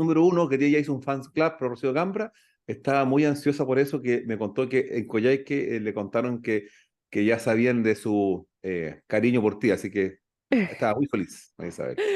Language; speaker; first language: Spanish; native; Spanish